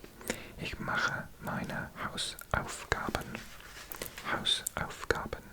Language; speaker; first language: German; non-native, learner; English